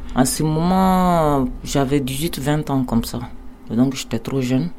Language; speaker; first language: French; non-native, local second language; Bambara